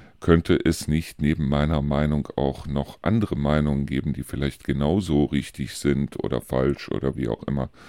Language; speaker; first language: German; native; German